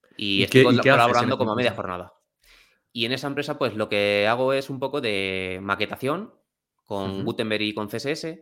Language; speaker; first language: Spanish; native; Spanish